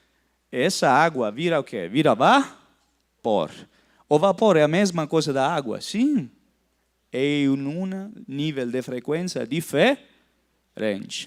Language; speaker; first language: Portuguese; non-native, fluent; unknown